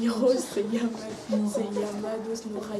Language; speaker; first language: Spanish; non-native, learner; French